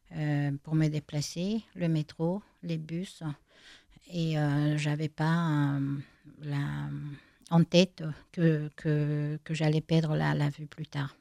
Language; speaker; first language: French; non-native, fluent; Spanish